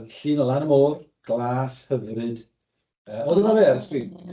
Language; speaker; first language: Welsh; native; Welsh